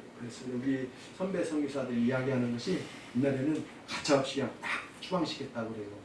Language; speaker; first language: Korean; native; Korean